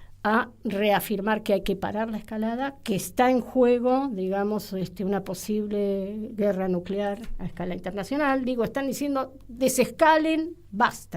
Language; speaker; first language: Spanish; native; Spanish